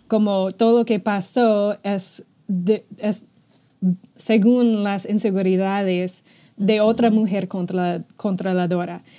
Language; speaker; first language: Spanish; non-native, fluent; English